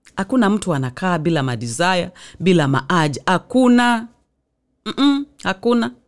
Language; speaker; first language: English; non-native, local second language; Swahili